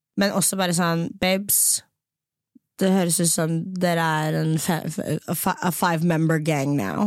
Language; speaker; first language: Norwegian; early bilingual, other home language; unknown